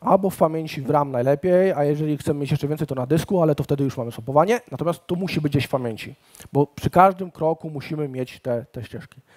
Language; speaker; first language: Polish; native; Polish